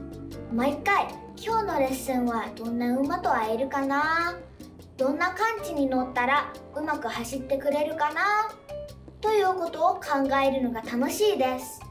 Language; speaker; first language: Japanese; early bilingual, other home language; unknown